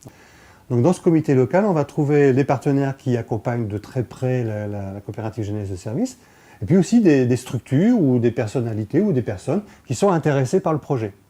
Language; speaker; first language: French; native; French